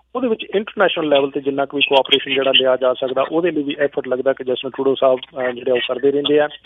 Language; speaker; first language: Punjabi; native; Punjabi